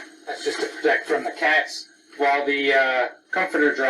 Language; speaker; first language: English; native; English